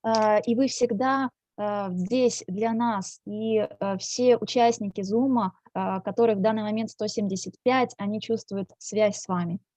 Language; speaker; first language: Russian; native; Russian